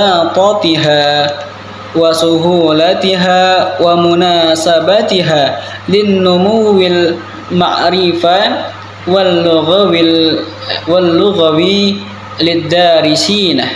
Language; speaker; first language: Arabic; non-native, learner; Indonesian